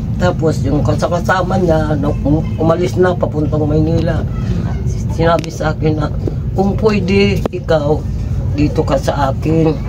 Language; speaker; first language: Filipino; non-native, local second language; Waray